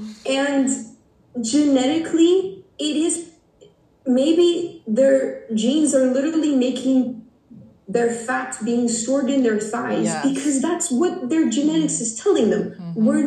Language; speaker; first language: English; non-native, fluent; Portuguese